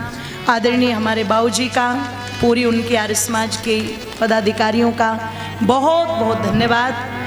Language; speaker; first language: Hindi; native; Hindi